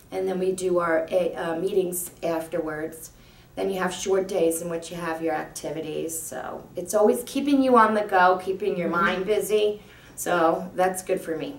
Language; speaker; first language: English; native; English